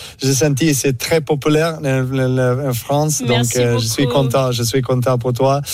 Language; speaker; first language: French; non-native, learner; Serbian